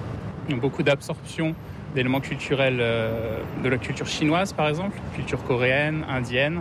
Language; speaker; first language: French; native; French